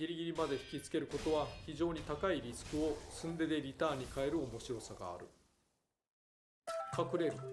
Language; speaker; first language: Japanese; native; Japanese